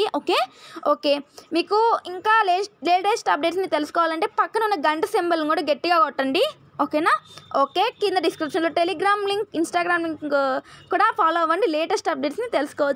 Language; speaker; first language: Telugu; native; Telugu